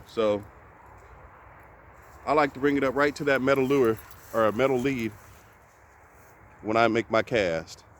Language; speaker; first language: English; native; English